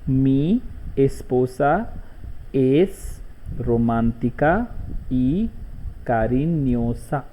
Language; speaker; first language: Spanish; non-native, learner; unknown